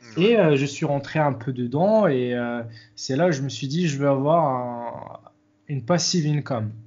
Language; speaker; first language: French; non-native, local second language; Arabic